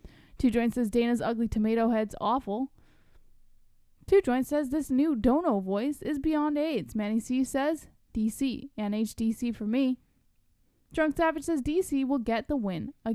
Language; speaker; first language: English; native; English